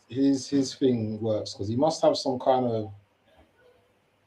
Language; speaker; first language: English; native; English